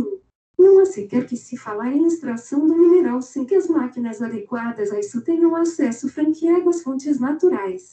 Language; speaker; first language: Portuguese; native; Portuguese